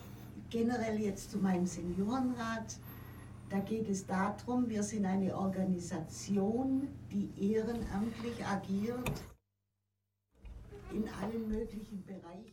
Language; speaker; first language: German; native; German